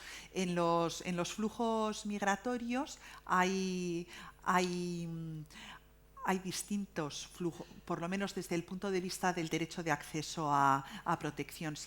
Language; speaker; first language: Spanish; native; Spanish